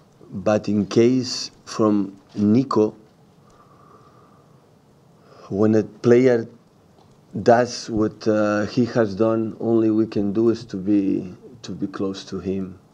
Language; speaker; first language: English; non-native, fluent; Catalan